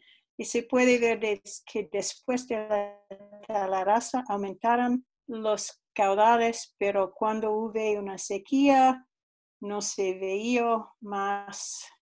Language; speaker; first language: Spanish; non-native, fluent; English